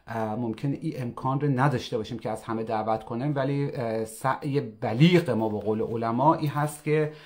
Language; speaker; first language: Persian; native; Persian